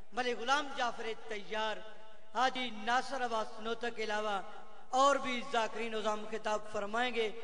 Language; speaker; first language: Urdu; non-native, local second language; Punjabi